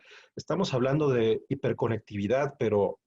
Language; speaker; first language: Spanish; native; Spanish